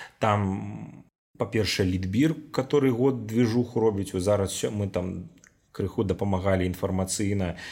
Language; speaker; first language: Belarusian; non-native, local second language; Russian